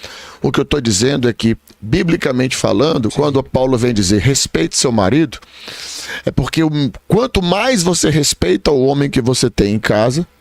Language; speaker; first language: Portuguese; native; Portuguese